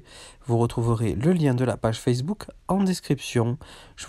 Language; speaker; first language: French; native; French